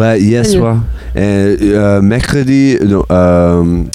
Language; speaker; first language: French; non-native, learner; English